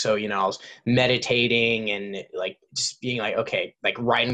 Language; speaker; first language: English; native; English